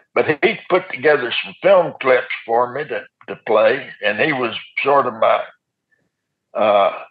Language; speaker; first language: English; native; English